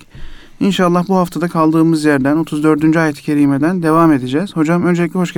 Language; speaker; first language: Turkish; native; Turkish